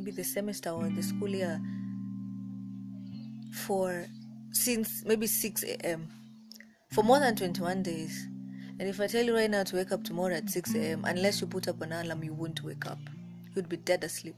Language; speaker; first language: English; non-native, local second language; Kikuyu